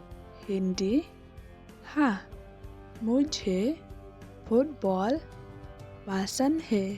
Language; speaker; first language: Hindi; non-native, local second language; Khasi